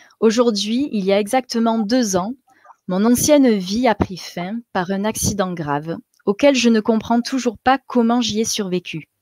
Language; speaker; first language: French; native; French